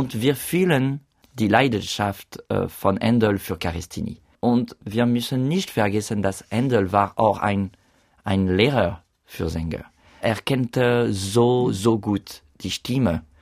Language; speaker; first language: German; non-native, learner; French